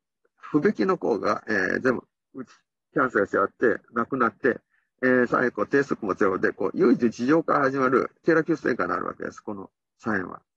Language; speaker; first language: Japanese; native; Japanese